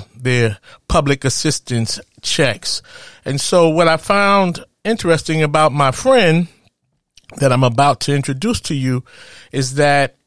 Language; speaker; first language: English; native; English